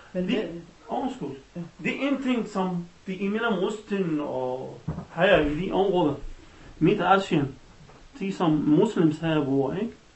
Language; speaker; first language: Danish; non-native, learner; Arabic